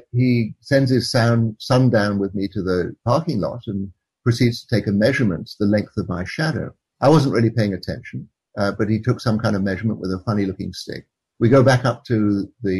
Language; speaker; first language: English; native; English